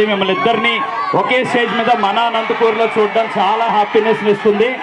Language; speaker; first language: Telugu; native; Telugu